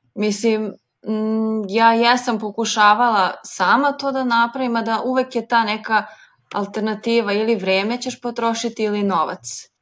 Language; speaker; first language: Serbian; native; Serbian